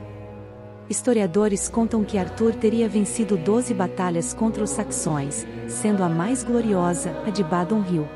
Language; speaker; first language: Portuguese; native; Portuguese